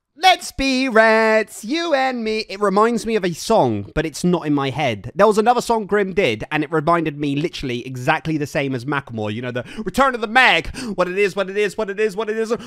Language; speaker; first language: English; native; English